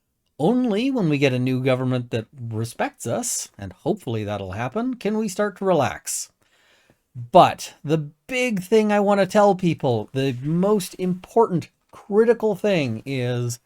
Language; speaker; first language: English; native; English